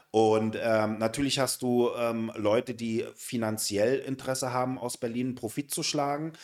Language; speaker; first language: German; native; German